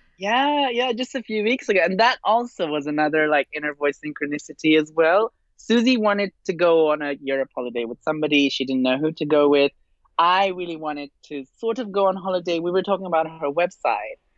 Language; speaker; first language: English; non-native, fluent; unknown